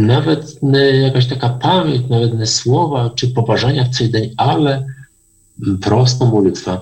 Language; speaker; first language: Polish; non-native, learner; Ukrainian